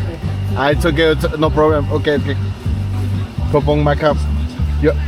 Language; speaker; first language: English; non-native, learner; French